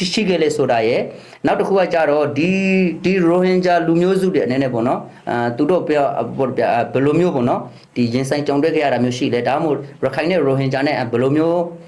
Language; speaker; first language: Burmese; native; Burmese